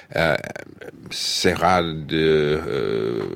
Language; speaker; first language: French; non-native, fluent; English